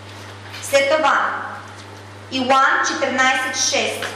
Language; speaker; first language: Bulgarian; non-native, learner; Russian